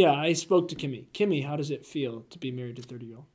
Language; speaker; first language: English; native; English